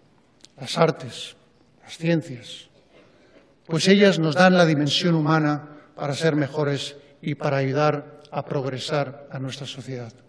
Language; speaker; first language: Spanish; native; Spanish